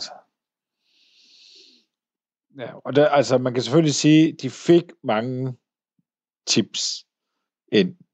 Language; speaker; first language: Danish; native; Danish